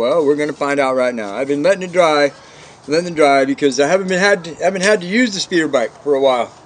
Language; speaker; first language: English; native; English